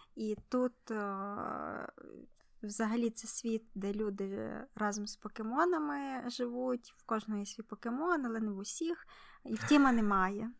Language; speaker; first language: Ukrainian; native; Ukrainian